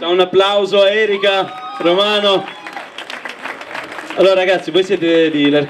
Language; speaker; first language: Italian; native; Italian